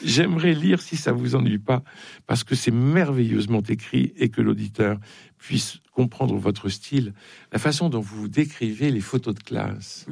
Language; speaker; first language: French; native; French